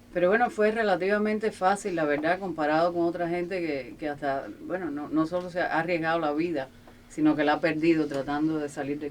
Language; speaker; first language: Spanish; native; Spanish